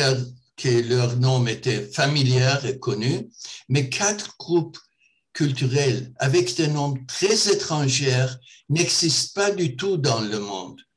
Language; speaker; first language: French; non-native, fluent; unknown